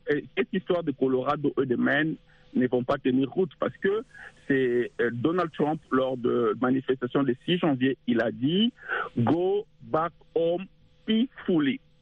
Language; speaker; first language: French; non-native, local second language; Lingala